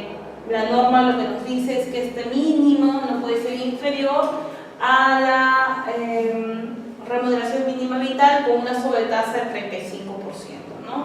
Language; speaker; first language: Spanish; native; Spanish